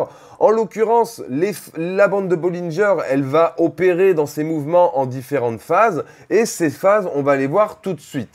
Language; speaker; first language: French; native; French